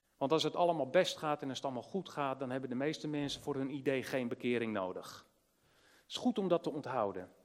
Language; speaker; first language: Dutch; native; Dutch